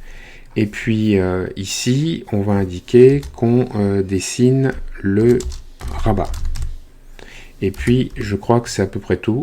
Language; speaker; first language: French; native; French